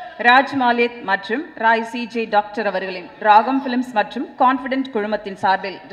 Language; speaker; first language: Tamil; native; Tamil